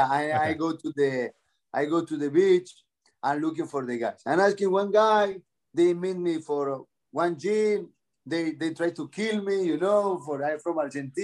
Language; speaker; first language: English; non-native, learner; Spanish